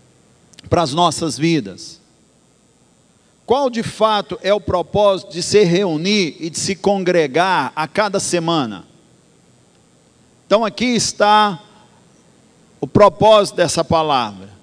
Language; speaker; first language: Portuguese; native; Portuguese